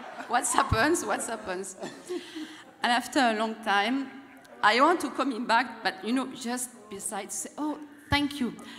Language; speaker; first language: English; non-native, learner; French